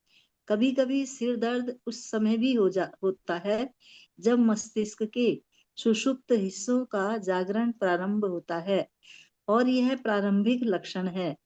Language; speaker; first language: Hindi; native; Hindi